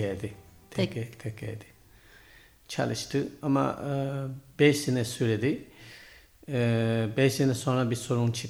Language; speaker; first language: Turkish; non-native, learner; Chinese